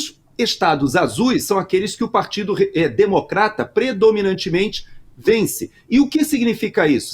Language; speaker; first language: Portuguese; native; Portuguese